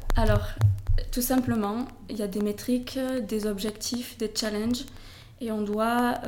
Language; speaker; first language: French; native; French